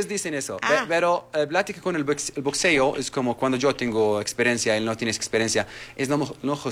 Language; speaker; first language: Spanish; non-native, learner; Arabic